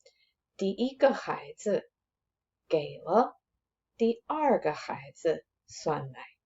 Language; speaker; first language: Chinese; non-native, fluent; English